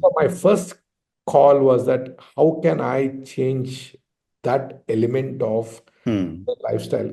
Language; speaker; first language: English; non-native, local second language; Telugu